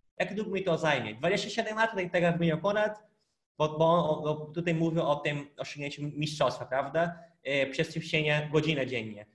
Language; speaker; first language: Polish; non-native, fluent; Portuguese